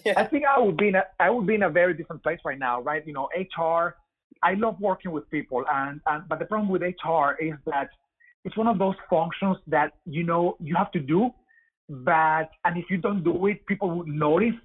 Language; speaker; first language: English; non-native, fluent; Spanish